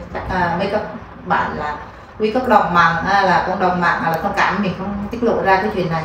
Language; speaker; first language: Vietnamese; non-native, local second language; Eastern Cham